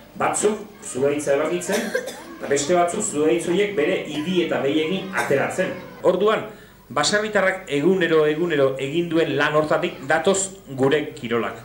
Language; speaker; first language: Basque; native; Basque